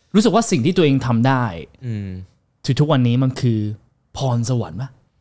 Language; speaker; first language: Thai; non-native, fluent; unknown